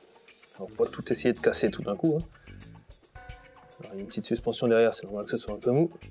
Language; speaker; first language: French; native; French